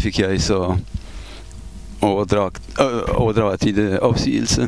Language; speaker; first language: Danish; non-native, fluent; Polish